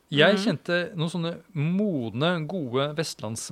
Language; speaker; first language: Norwegian; native; Norwegian